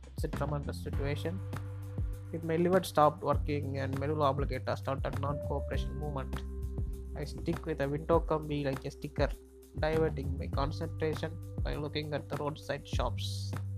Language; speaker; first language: English; non-native, local second language; Tamil